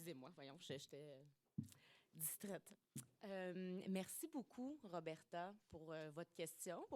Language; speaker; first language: French; native; French